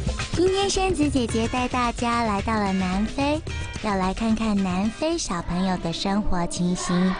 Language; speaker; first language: Chinese; native; Chinese